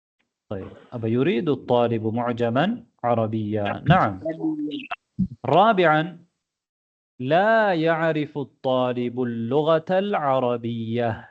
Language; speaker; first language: Arabic; non-native, fluent; Tamil